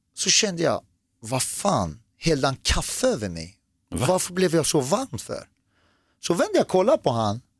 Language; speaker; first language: Swedish; early bilingual, other home language; Persian